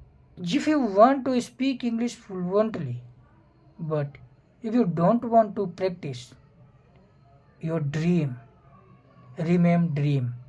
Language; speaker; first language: English; non-native, fluent; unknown